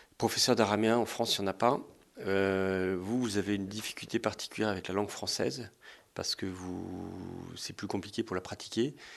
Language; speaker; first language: French; native; French